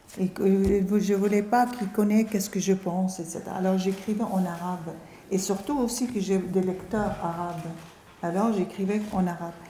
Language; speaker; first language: French; non-native, fluent; Arabic